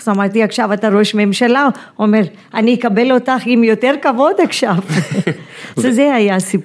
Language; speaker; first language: Hebrew; non-native, fluent; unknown